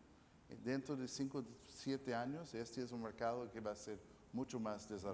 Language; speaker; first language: Spanish; non-native, fluent; English